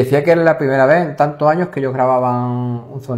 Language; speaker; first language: Spanish; native; Spanish